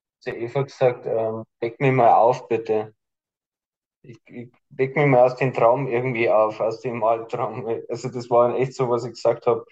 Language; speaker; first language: German; native; German